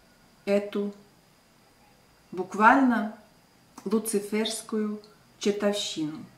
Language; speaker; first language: Russian; non-native, local second language; Latvian